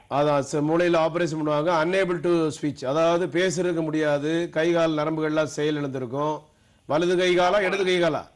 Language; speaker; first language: Tamil; native; Tamil